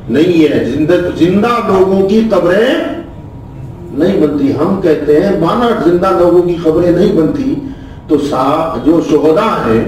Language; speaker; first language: Hindi; non-native, local second language; Urdu